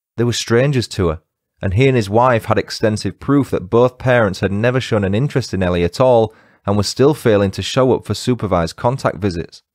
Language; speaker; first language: English; native; English